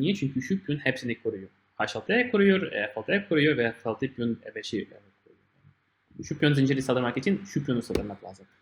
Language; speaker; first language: Turkish; non-native, fluent; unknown